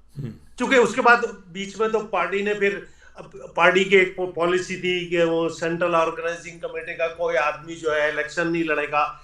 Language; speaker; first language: Urdu; native; Urdu